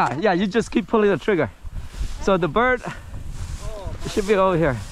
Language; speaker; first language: English; native; English